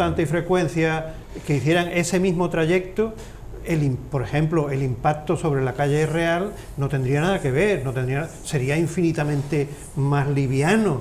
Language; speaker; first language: Spanish; native; Spanish